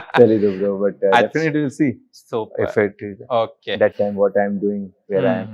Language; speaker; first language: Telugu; non-native, learner; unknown